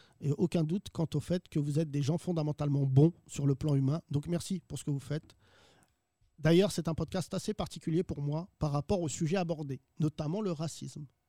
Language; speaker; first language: French; early bilingual, other home language; Arabic